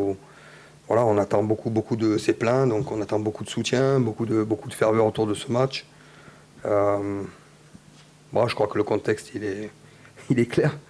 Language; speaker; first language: French; native; French